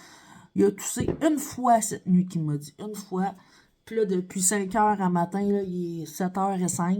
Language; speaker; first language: French; native; French